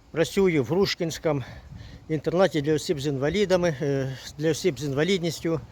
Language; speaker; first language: Ukrainian; non-native, local second language; Russian